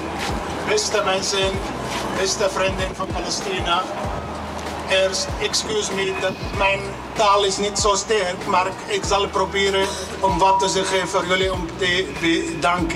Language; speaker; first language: Dutch; non-native, learner; Arabic